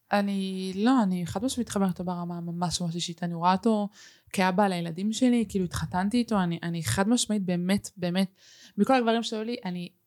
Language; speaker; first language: Hebrew; early bilingual, other home language; Spanish